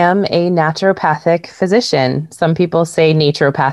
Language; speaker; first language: English; native; English